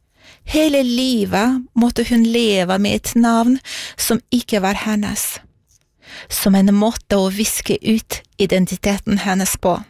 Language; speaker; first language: Norwegian; non-native, fluent; Romanian